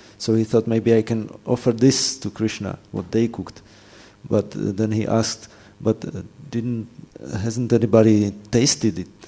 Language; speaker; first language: English; non-native, fluent; Czech